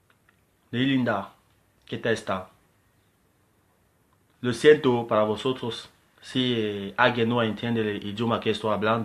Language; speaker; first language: Spanish; non-native, learner; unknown